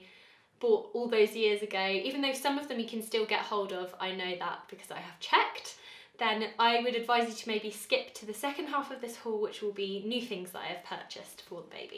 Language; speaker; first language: English; native; English